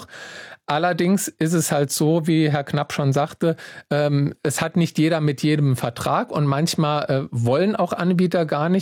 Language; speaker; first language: German; native; German